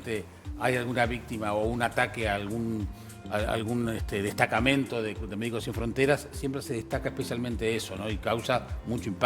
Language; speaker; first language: Spanish; native; Spanish